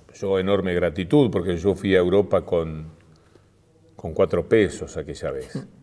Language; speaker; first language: Spanish; native; Spanish